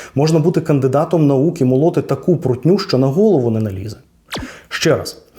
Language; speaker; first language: Ukrainian; non-native, local second language; Russian